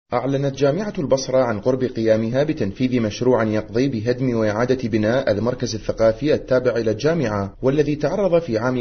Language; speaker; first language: Arabic; native; Arabic